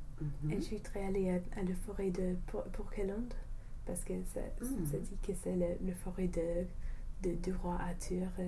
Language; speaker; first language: French; non-native, fluent; English